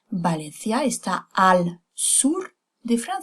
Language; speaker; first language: Spanish; non-native, fluent; French